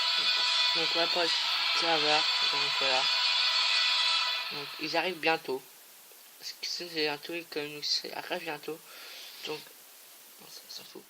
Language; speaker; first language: French; native; French